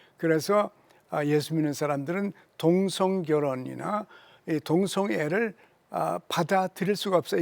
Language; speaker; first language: Korean; native; Korean